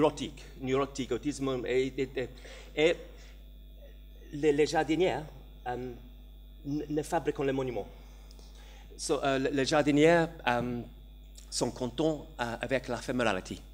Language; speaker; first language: French; non-native, learner; English